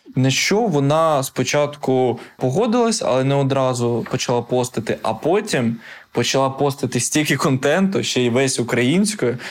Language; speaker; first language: Ukrainian; non-native, local second language; Russian